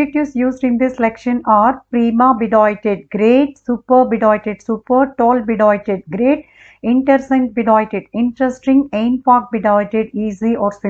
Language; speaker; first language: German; non-native, learner; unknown